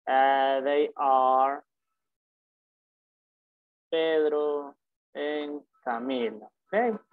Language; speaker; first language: English; non-native, fluent; Spanish